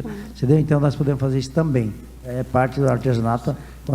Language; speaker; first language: Portuguese; native; Portuguese